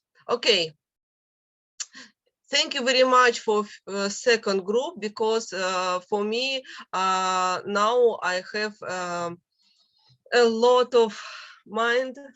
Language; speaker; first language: English; non-native, learner; Russian